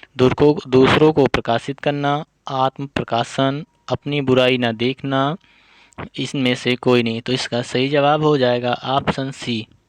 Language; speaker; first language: Hindi; native; Hindi